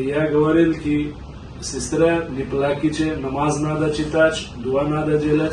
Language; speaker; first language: Russian; non-native, learner; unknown